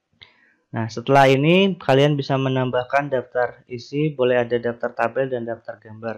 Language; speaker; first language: Indonesian; native; Indonesian